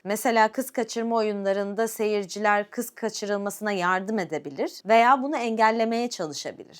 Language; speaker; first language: Turkish; native; Turkish